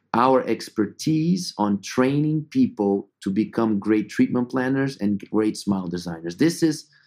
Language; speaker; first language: English; non-native, fluent; Portuguese